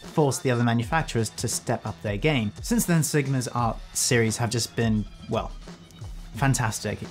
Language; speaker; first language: English; native; English